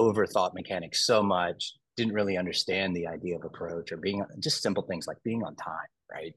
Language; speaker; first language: English; native; English